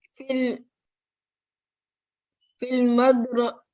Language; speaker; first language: Arabic; non-native, learner; English